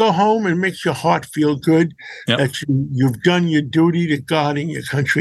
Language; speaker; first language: English; early bilingual, other home language; Greek